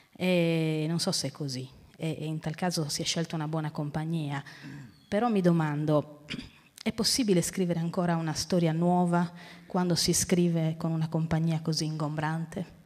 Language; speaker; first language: Italian; native; Italian